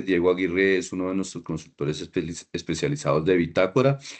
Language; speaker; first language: Spanish; native; Spanish